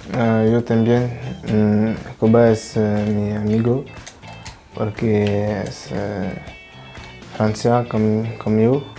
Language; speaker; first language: Spanish; non-native, learner; French